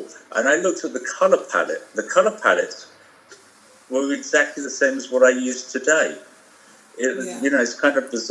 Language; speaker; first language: English; native; English